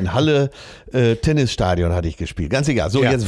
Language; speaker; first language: German; native; German